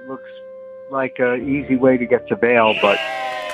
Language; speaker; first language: English; native; English